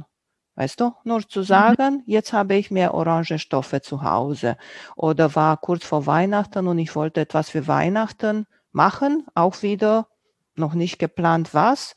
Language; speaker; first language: German; non-native, local second language; Romanian